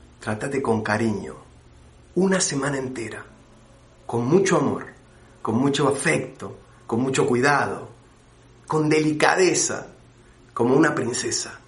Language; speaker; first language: Spanish; native; Spanish